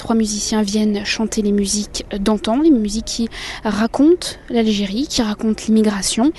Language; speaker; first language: French; native; French